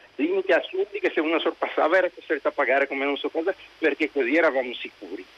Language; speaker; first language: Italian; native; Italian